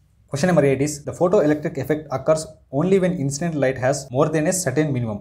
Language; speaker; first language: English; non-native, local second language; Telugu